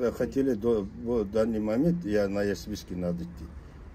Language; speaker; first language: Russian; non-native, local second language; Kazakh